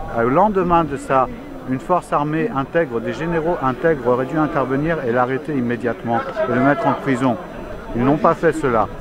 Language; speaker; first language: French; native; French